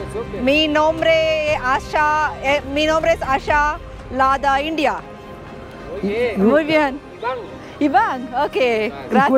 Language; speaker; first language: Spanish; non-native, learner; Kannada